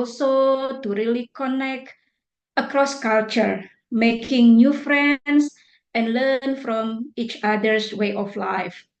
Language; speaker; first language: English; non-native, fluent; Indonesian